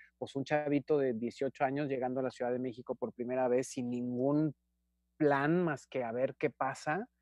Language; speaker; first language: Spanish; native; Spanish